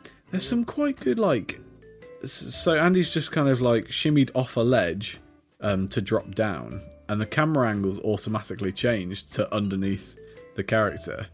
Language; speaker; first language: English; native; English